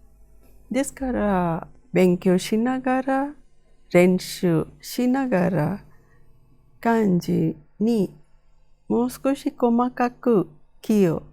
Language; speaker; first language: Japanese; non-native, fluent; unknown